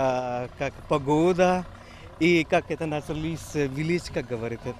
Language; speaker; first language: Russian; non-native, learner; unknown